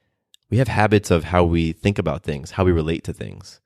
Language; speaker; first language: English; native; English